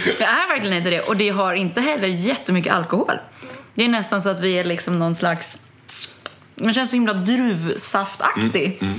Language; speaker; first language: Swedish; early bilingual, other home language; German